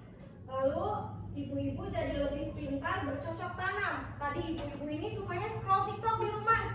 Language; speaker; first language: Indonesian; native; Indonesian